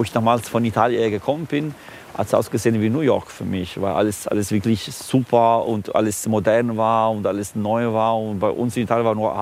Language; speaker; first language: German; non-native, fluent; Italian